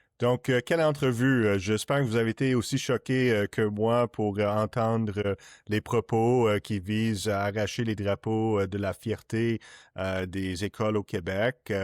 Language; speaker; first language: French; non-native, local second language; English